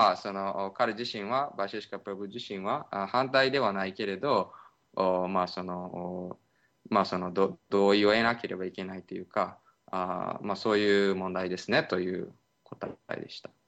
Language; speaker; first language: Japanese; native; Japanese